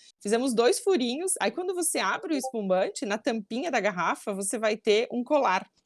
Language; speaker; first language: Portuguese; native; Portuguese